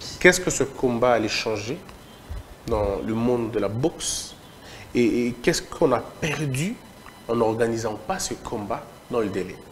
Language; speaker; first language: French; non-native, local second language; Lingala